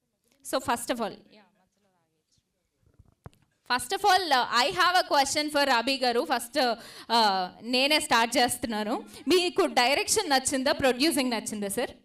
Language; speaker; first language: Telugu; native; Telugu